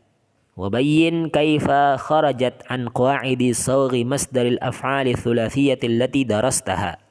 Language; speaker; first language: Arabic; non-native, fluent; Indonesian